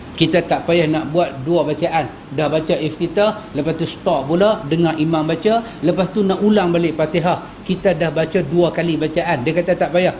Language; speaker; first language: Malay; native; Malay